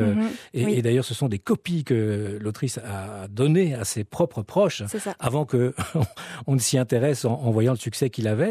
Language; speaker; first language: French; native; French